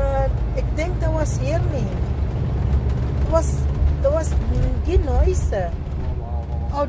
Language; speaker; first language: Dutch; non-native, learner; Cebuano